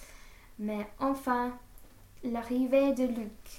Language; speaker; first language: French; non-native, learner; English